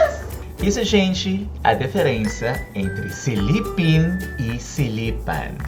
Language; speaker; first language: Portuguese; non-native, learner; Filipino